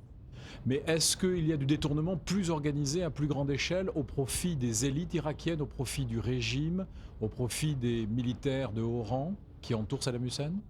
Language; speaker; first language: French; native; French